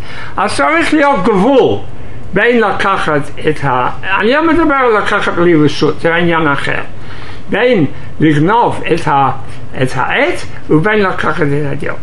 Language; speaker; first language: Hebrew; non-native, fluent; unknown